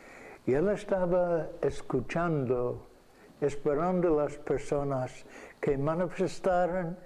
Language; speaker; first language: Spanish; non-native, fluent; English